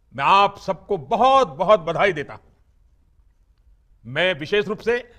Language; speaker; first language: Hindi; non-native, local second language; Gujarati